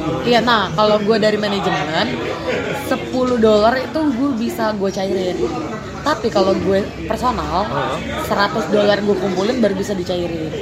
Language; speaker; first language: Indonesian; native; Indonesian